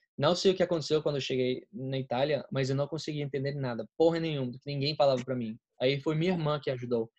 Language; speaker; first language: Portuguese; non-native, fluent; Spanish